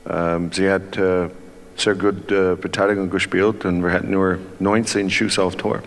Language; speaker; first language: German; non-native, learner; English